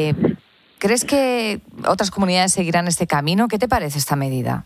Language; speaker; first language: Spanish; native; Spanish